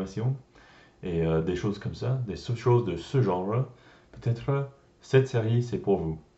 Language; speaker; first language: French; non-native, learner; English